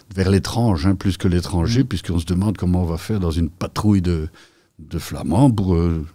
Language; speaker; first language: French; native; French